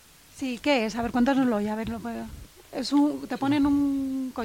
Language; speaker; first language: Spanish; native; Spanish